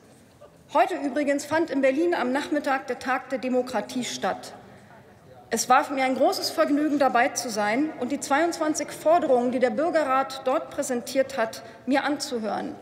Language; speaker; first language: German; native; German